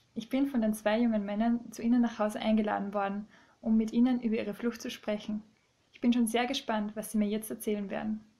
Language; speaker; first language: German; native; German